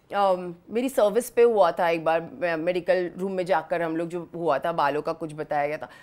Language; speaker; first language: Hindi; native; Hindi